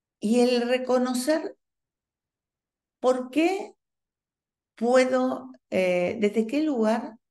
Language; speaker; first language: Spanish; native; Spanish